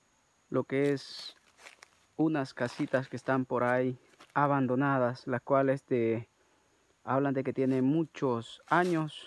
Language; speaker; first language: Spanish; native; Spanish